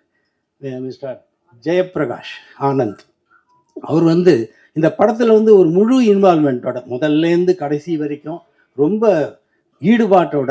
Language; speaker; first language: Tamil; native; Tamil